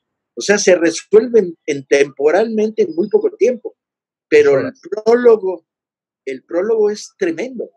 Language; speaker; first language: Spanish; native; Spanish